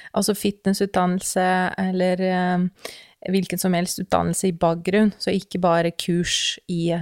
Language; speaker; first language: Norwegian; non-native, fluent; Russian